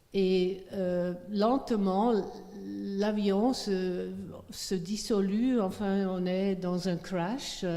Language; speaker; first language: French; non-native, fluent; Swiss German